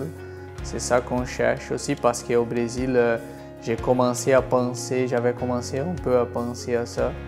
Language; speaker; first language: French; non-native, fluent; Portuguese